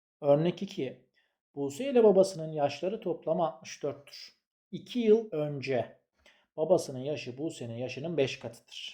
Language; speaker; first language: Turkish; native; Turkish